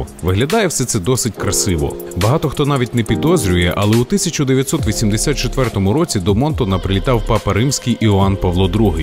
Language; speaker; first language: Ukrainian; native; Ukrainian